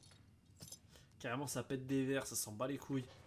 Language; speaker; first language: French; native; French